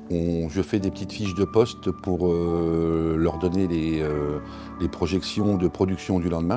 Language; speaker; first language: French; native; French